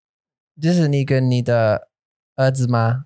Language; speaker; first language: Chinese; non-native, learner; English